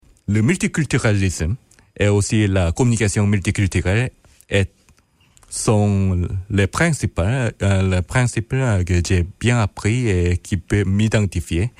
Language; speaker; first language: French; non-native, fluent; Korean